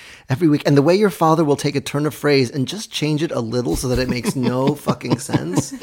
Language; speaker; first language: English; native; English